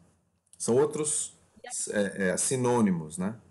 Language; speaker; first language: Portuguese; native; Portuguese